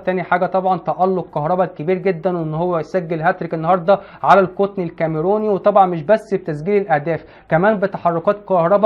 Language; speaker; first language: Arabic; native; Arabic